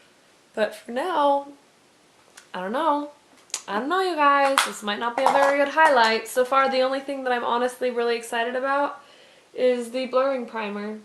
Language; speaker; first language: English; native; English